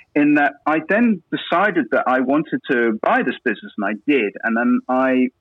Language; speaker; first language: English; native; English